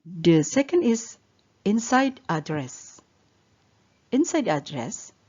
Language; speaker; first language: English; non-native, learner; Indonesian